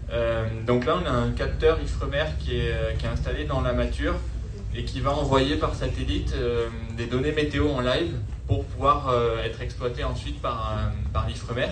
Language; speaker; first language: French; native; French